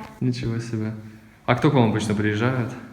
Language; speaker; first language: Russian; native; Russian